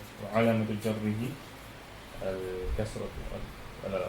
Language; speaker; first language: Arabic; non-native, learner; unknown